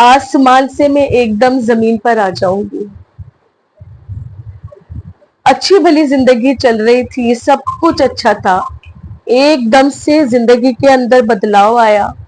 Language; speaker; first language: Urdu; native; Urdu